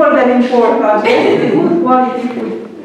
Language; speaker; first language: English; non-native, fluent; Hungarian